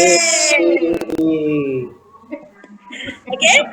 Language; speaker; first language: English; non-native, learner; Indonesian